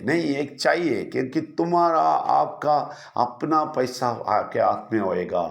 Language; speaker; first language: Hindi; non-native, local second language; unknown